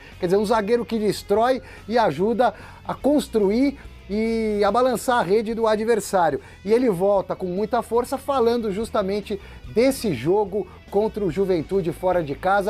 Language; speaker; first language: Portuguese; native; Portuguese